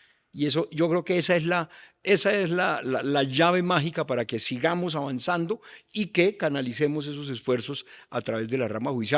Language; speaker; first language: Spanish; native; Spanish